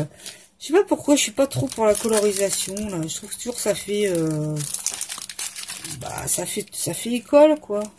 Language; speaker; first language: French; native; French